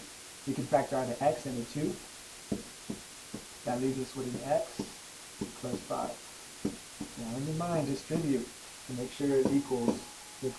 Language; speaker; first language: English; native; English